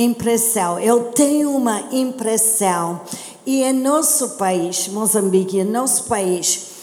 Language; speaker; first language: Portuguese; non-native, learner; English